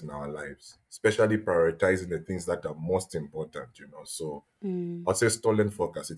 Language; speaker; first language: English; native; English